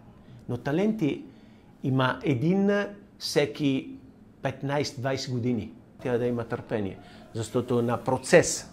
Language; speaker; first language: Bulgarian; non-native, learner; Italian